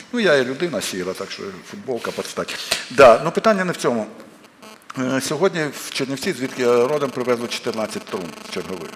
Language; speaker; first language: Ukrainian; non-native, local second language; Russian